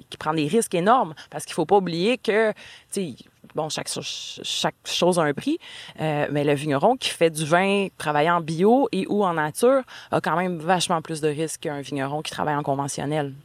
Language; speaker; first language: French; native; French